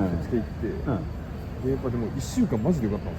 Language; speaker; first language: Japanese; native; Japanese